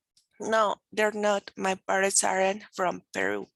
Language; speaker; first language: English; non-native, learner; Spanish